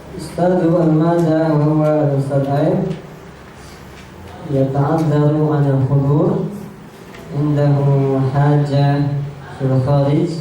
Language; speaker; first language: Arabic; non-native, fluent; Indonesian